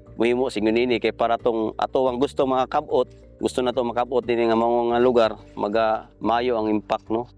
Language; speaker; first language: Cebuano; non-native, local second language; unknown